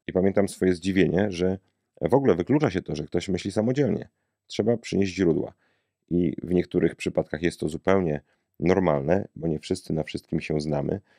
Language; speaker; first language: Polish; native; Polish